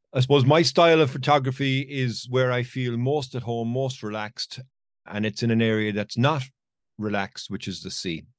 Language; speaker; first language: English; native; English